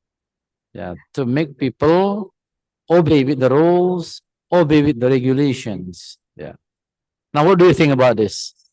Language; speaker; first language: English; non-native, fluent; Indonesian